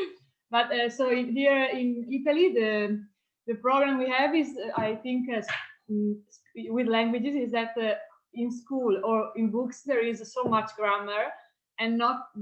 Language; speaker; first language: English; non-native, fluent; Italian